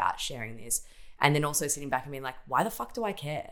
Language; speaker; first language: English; native; English